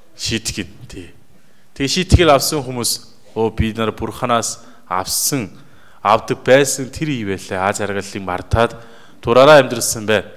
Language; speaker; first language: Mongolian; native; Mongolian